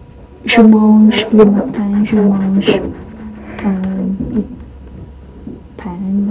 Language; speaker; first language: French; non-native, learner; English